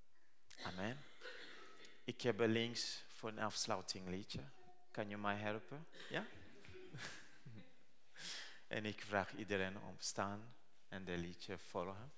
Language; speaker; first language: Dutch; non-native, learner; Rundi